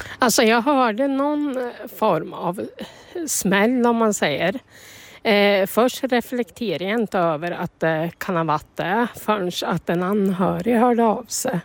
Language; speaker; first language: Swedish; native; Swedish